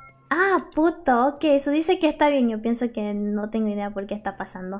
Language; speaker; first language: Spanish; early bilingual, other home language; English